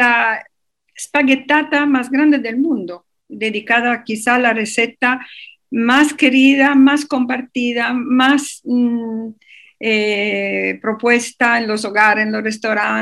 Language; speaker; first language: Spanish; non-native, fluent; Italian